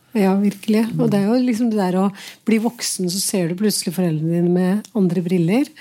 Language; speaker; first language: Norwegian; early bilingual, other home language; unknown